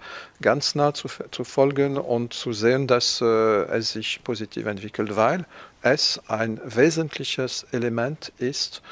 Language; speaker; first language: German; non-native, fluent; French